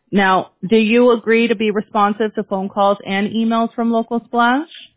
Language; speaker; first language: English; early bilingual, other home language; Spanish